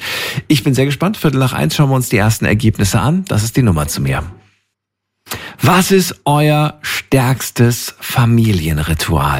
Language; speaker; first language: German; native; German